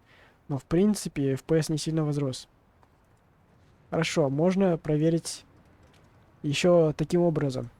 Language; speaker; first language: Russian; native; Russian